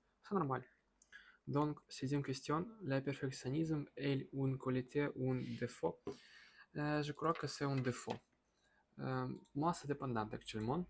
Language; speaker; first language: French; non-native, learner; Russian